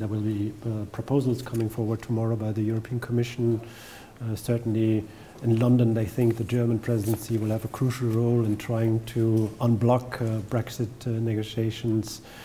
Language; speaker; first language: English; non-native, fluent; German